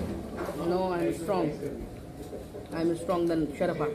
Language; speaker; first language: English; non-native, learner; Hindi